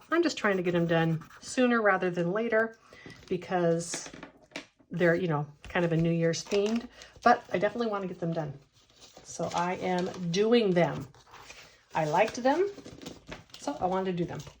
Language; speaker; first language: English; native; English